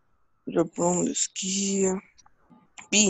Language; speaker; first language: French; non-native, learner; Arabic